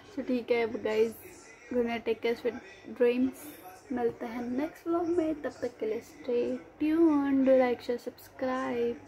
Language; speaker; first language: Hindi; non-native, local second language; Marathi